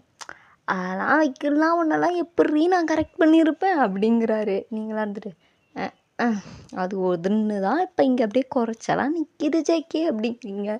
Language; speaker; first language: Tamil; native; Tamil